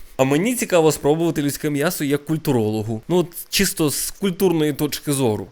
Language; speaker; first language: Ukrainian; non-native, local second language; Russian